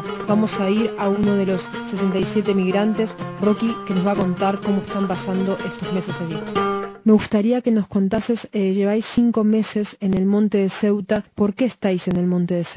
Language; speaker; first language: Spanish; native; Spanish